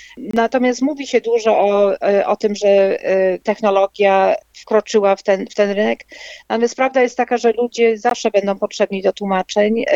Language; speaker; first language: Polish; native; Polish